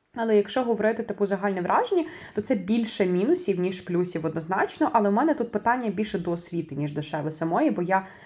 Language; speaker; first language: Ukrainian; native; Ukrainian